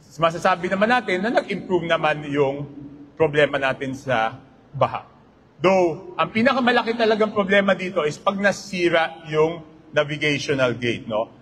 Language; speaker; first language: Filipino; native; Filipino